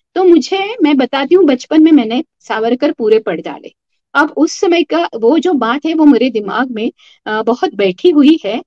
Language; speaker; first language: Hindi; non-native, local second language; Marathi